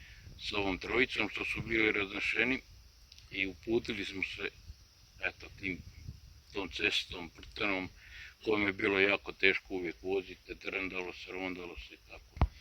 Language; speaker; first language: Croatian; native; Croatian